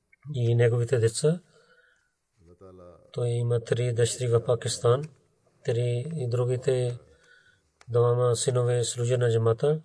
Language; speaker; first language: Bulgarian; non-native, learner; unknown